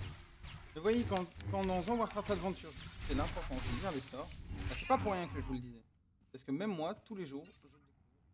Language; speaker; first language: French; native; French